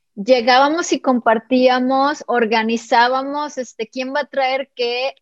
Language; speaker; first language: Spanish; native; Spanish